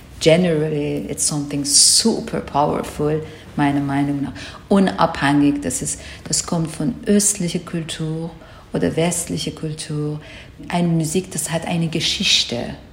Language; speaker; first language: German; non-native, learner; Persian